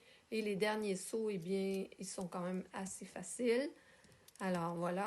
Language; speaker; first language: French; native; French